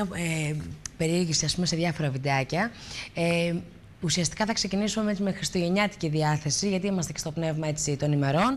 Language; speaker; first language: Greek; native; Greek